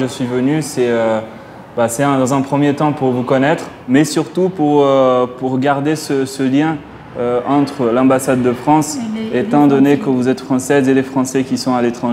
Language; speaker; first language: French; native; French